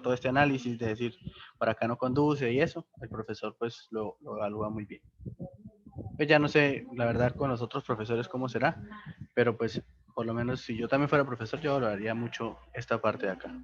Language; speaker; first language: Spanish; native; Spanish